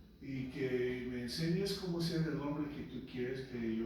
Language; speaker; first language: Spanish; non-native, local second language; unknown